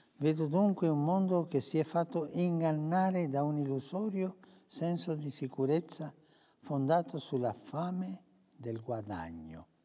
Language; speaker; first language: Italian; early bilingual, heritage; Spanish